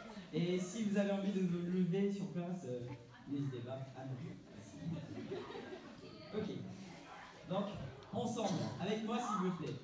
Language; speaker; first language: French; non-native, fluent; Japanese